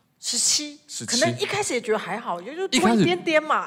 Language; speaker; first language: Chinese; native; Chinese